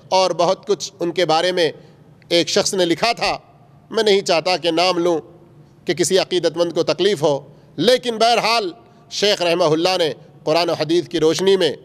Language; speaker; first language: Urdu; native; Urdu